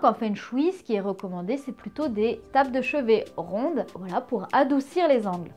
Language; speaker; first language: French; native; French